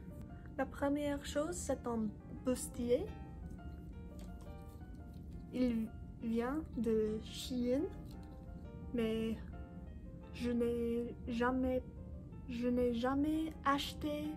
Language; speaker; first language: French; non-native, learner; English